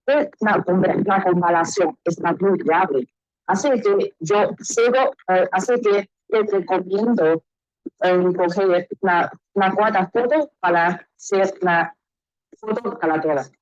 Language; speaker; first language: Spanish; non-native, learner; Chinese